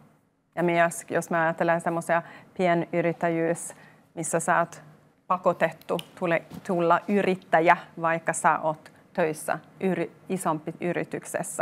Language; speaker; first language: Finnish; non-native, local second language; Swedish